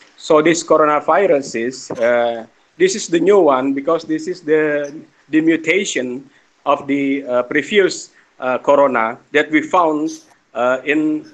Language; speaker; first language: English; non-native, fluent; Indonesian